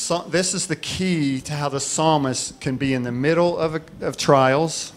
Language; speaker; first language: English; native; English